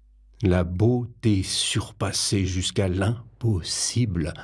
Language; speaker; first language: French; native; French